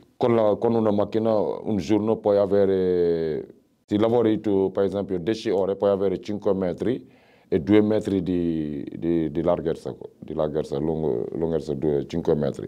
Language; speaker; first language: Italian; non-native, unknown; Wolof